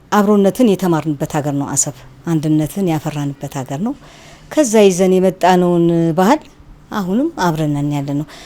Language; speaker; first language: Amharic; native; Amharic